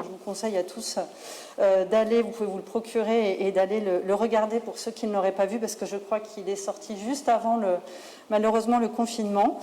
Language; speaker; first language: French; native; French